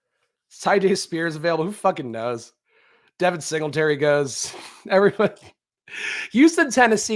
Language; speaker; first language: English; native; English